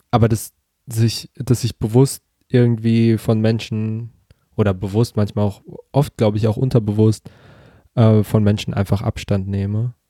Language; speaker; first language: German; early bilingual, other home language; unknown